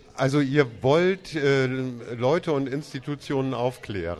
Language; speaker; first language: German; native; German